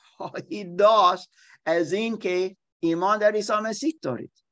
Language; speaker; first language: Persian; non-native, learner; German